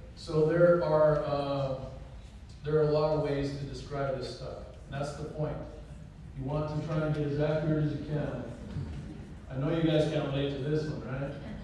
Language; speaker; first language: English; native; English